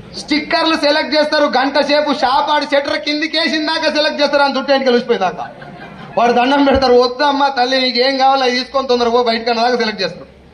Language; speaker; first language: Telugu; native; Telugu